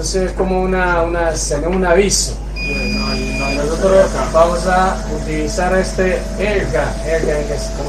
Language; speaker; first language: Spanish; non-native, fluent; Chinese